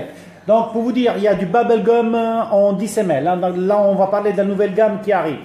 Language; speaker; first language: French; early bilingual, other home language; Italian